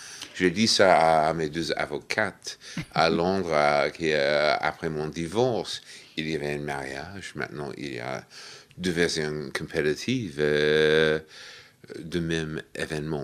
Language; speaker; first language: French; non-native, fluent; English